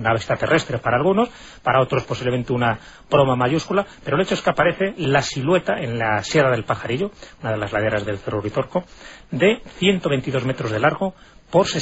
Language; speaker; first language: Spanish; native; Spanish